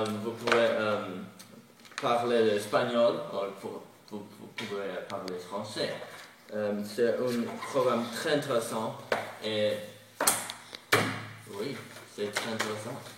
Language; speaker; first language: French; non-native, learner; English